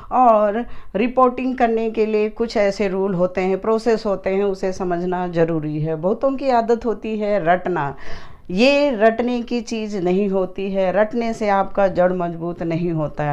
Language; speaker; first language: Hindi; native; Hindi